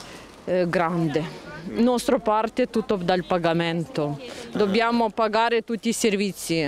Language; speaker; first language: Italian; non-native, learner; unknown